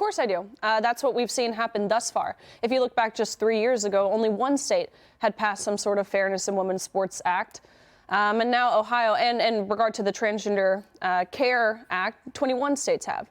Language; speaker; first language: English; native; English